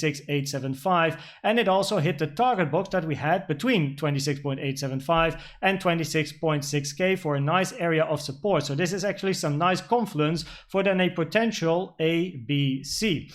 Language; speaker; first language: English; non-native, fluent; Dutch